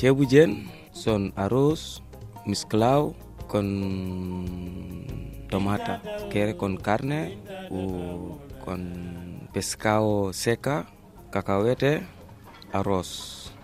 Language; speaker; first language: Spanish; non-native, learner; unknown